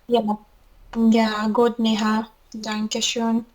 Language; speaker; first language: German; non-native, learner; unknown